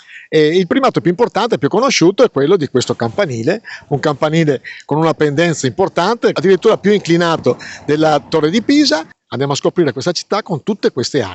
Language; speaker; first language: Italian; native; Italian